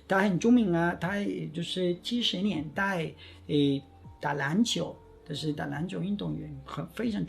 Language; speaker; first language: Chinese; non-native, fluent; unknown